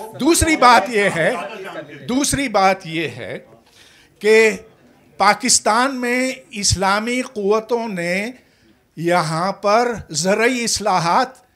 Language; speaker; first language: Urdu; native; Urdu